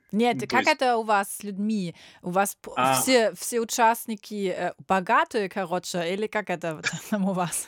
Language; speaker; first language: Russian; non-native, learner; German